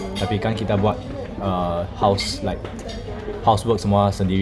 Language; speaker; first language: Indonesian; non-native, learner; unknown